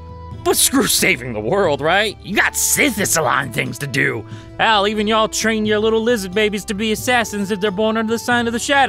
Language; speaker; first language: English; native; English